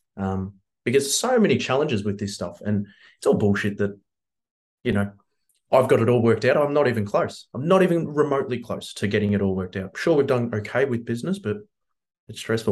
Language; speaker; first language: English; native; English